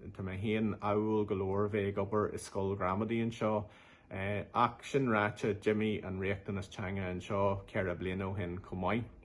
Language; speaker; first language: Irish; non-native, local second language; English